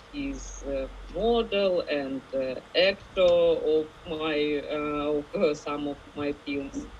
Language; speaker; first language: English; non-native, fluent; Ukrainian